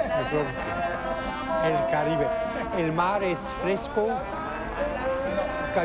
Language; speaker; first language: Spanish; non-native, fluent; German